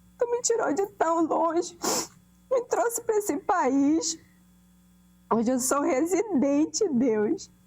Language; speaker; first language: Portuguese; native; Portuguese